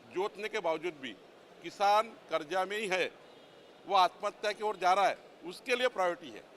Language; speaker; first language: Hindi; non-native, local second language; Marathi